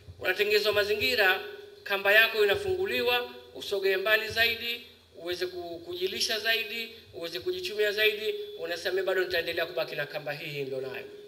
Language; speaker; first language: Swahili; native; Swahili